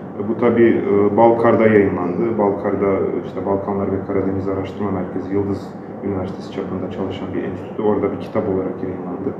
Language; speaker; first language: Turkish; non-native, fluent; Bosnian